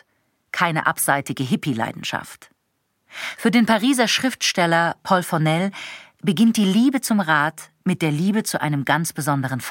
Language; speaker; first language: German; native; German